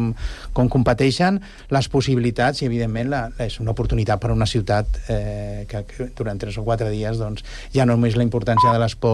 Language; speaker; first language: Catalan; native; Catalan